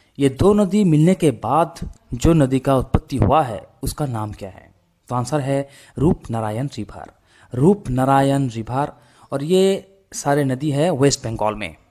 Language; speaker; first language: Hindi; non-native, local second language; Bangla